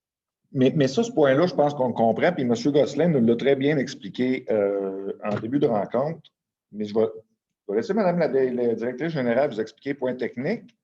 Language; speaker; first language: French; native; French